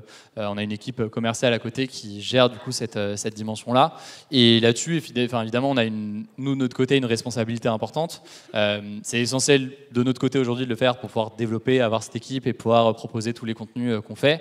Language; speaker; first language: French; native; French